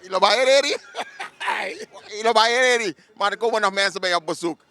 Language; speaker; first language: Dutch; native; Dutch